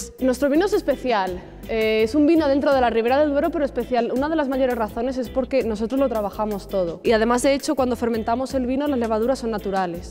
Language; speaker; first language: Spanish; native; Spanish